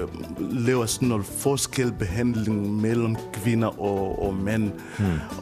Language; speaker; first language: Danish; non-native, fluent; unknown